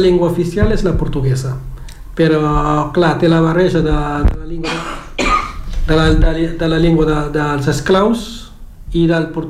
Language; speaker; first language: Catalan; non-native, fluent; Kabuverdianu